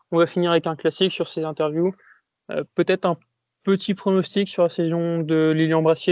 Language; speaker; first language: French; native; French